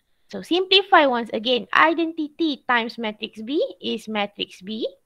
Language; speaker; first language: English; non-native, local second language; Malay